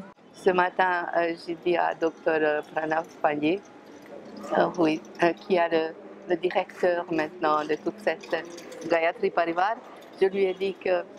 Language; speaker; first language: French; non-native, fluent; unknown